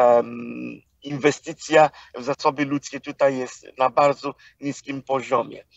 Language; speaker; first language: Polish; non-native, fluent; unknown